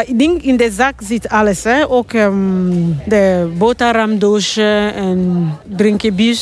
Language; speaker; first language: Dutch; non-native, learner; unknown